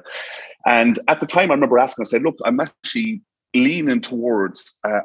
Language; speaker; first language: English; native; English